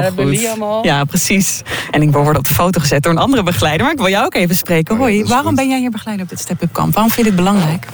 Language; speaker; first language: Dutch; native; Dutch